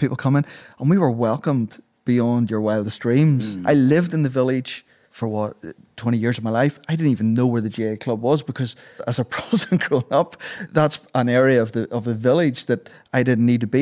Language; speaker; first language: English; native; English